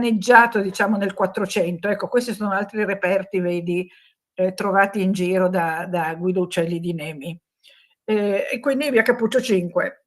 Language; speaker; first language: Italian; native; Italian